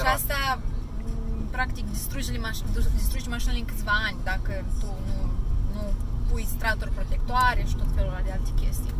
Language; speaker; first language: Romanian; native; Romanian